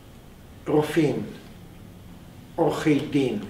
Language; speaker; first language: Hebrew; non-native, fluent; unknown